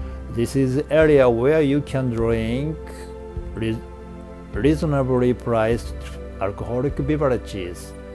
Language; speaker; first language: English; non-native, learner; Japanese